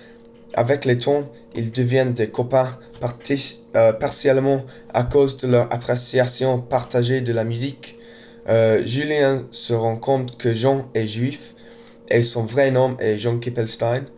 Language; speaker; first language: French; non-native, learner; English